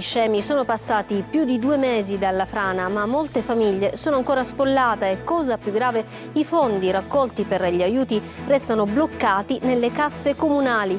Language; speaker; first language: Italian; native; Italian